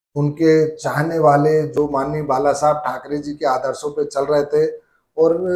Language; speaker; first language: Hindi; native; Hindi